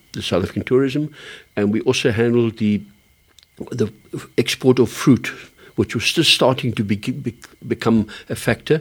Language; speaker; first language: English; early bilingual, other home language; German